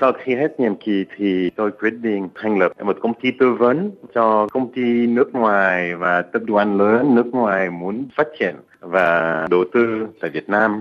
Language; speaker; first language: Vietnamese; non-native, fluent; French